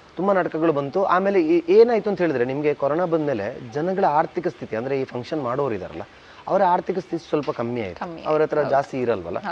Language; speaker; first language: Kannada; non-native, local second language; Tulu